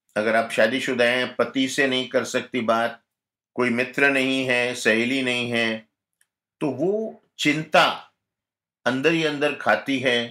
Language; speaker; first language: Hindi; non-native, local second language; Gujarati